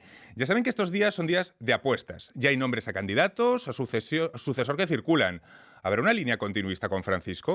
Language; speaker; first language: Spanish; native; Spanish